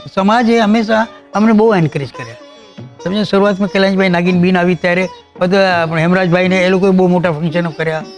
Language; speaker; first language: Gujarati; non-native, local second language; Kachhi